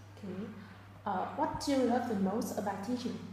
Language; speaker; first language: English; non-native, fluent; Vietnamese